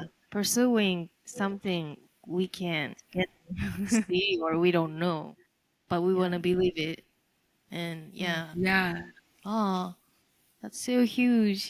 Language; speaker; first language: English; non-native, local second language; Japanese